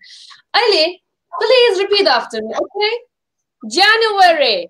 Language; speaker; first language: English; non-native, fluent; Turkish